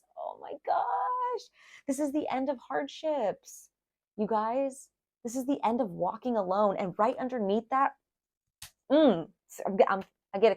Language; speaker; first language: English; native; English